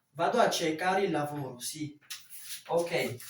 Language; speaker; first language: Italian; non-native, fluent; French